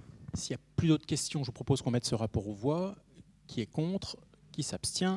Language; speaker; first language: French; native; French